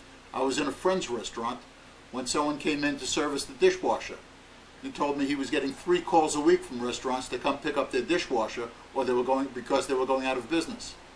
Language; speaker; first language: English; native; English